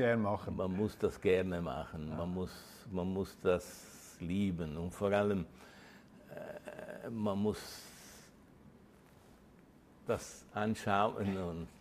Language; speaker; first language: German; early bilingual, heritage; Italian